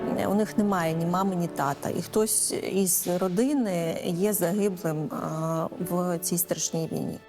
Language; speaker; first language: Ukrainian; native; Ukrainian